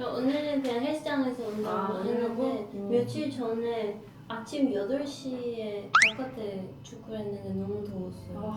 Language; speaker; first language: Korean; non-native, fluent; Dutch